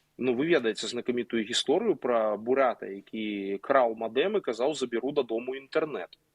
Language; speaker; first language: Belarusian; non-native, local second language; Russian